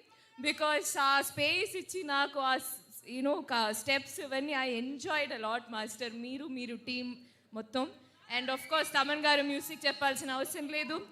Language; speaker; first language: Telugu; non-native, fluent; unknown